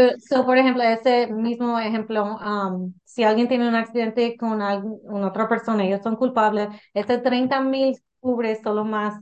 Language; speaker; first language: Spanish; early bilingual, heritage; English